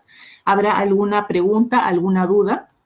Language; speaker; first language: Spanish; native; Spanish